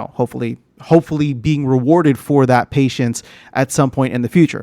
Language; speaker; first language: English; native; English